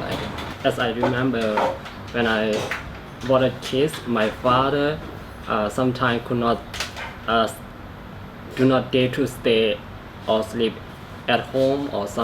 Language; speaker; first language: English; non-native, learner; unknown